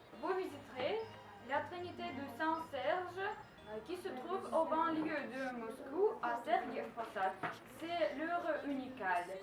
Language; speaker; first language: French; non-native, learner; Russian